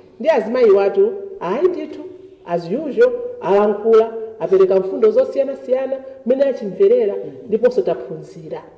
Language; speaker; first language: Nyanja; native; Nyanja